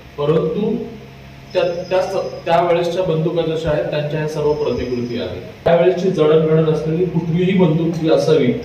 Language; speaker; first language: Marathi; native; Marathi